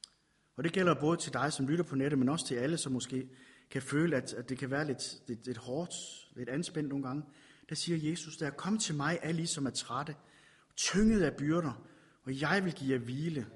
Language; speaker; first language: Danish; native; Danish